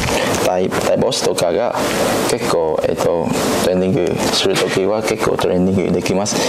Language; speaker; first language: Japanese; non-native, learner; Vietnamese